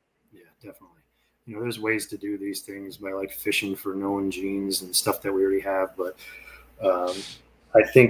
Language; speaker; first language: English; native; English